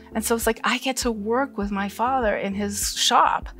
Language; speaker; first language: English; native; English